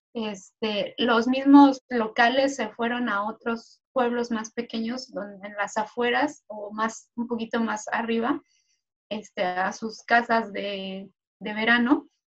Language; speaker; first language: Spanish; native; Spanish